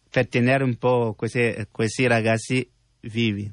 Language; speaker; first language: Italian; non-native, learner; French